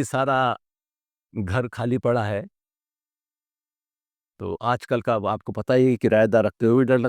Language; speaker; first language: Hindi; native; Hindi